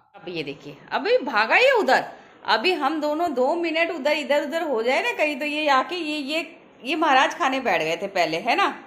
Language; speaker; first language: Hindi; native; Hindi